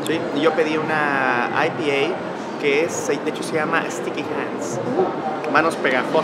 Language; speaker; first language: Spanish; native; Spanish